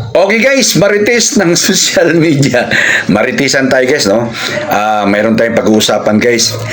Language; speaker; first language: Filipino; native; Filipino